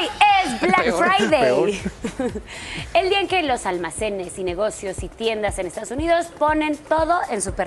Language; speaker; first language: Spanish; native; Spanish